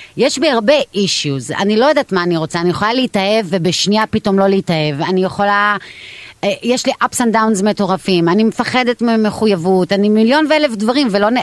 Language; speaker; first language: Hebrew; non-native, local second language; Arabic